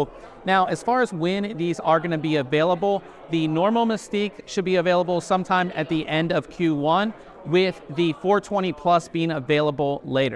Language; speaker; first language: English; native; English